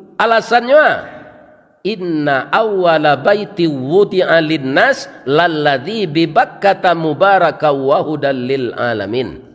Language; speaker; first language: Malay; non-native, local second language; Minangkabau